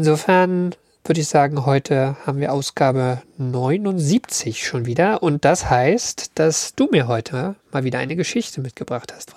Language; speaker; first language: German; native; German